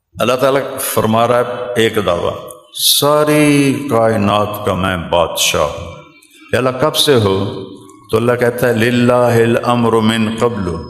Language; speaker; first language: Urdu; non-native, local second language; Punjabi